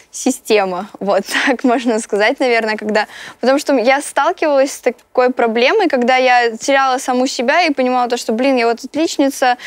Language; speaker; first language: Russian; native; Russian